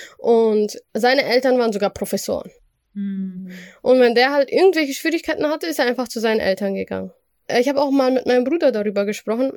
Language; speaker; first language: German; early bilingual, other home language; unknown